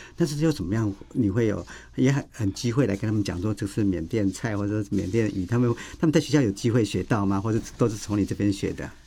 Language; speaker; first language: Chinese; native; Chinese